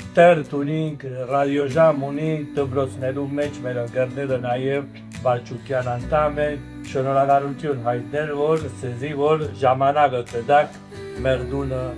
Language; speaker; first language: Armenian; early bilingual, heritage; Armenian